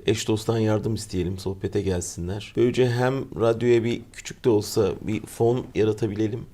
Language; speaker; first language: Turkish; native; Turkish